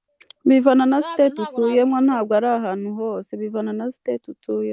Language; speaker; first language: Kinyarwanda; native; Kinyarwanda